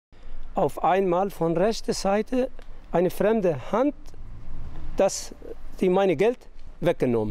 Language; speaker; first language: German; non-native, learner; Turkish